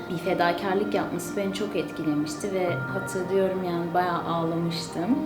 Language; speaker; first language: Turkish; early bilingual, other home language; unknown